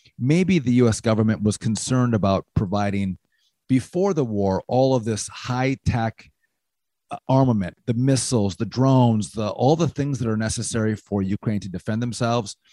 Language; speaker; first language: English; native; English